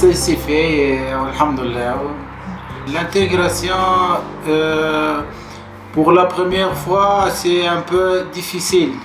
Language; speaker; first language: French; non-native, local second language; Arabic